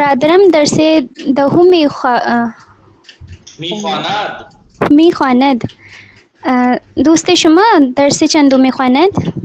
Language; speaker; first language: Persian; non-native, learner; Urdu